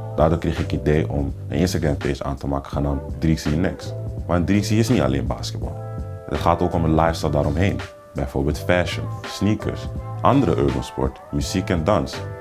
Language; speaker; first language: Dutch; early bilingual, other home language; Papiamento